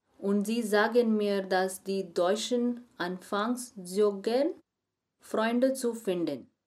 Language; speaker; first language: German; non-native, learner; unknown